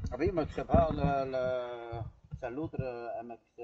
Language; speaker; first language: French; non-native, local second language; Dutch